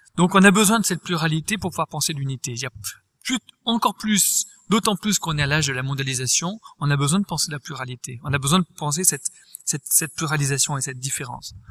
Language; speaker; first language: French; native; French